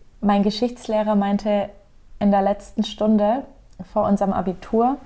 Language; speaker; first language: German; non-native, fluent; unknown